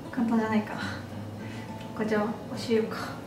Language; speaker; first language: Japanese; non-native, fluent; Russian